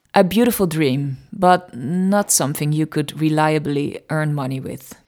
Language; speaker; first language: English; non-native, fluent; Dutch